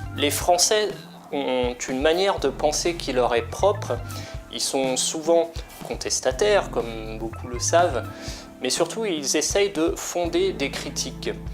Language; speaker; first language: French; native; French